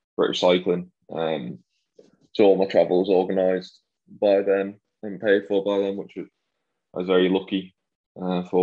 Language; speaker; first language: English; native; English